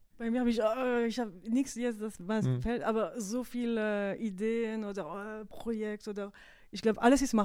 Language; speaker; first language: German; non-native, fluent; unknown